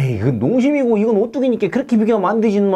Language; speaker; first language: Korean; native; Korean